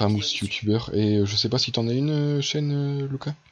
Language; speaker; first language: French; native; French